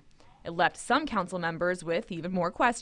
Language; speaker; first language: English; native; English